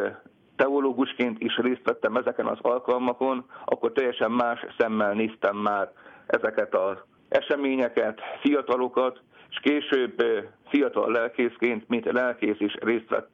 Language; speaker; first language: Hungarian; native; Hungarian